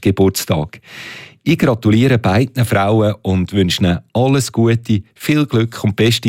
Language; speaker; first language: German; native; German